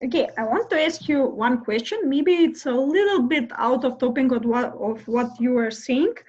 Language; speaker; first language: English; non-native, fluent; Macedonian